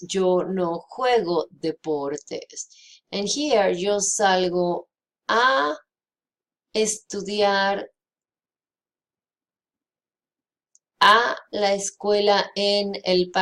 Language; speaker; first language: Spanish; non-native, fluent; English